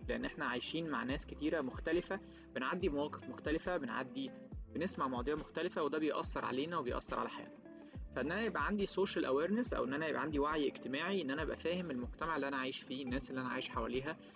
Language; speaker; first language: Arabic; native; Arabic